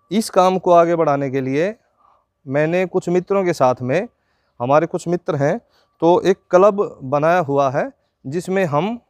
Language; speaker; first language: Hindi; native; Hindi